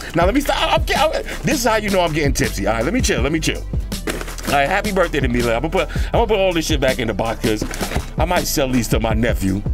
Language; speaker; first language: English; native; English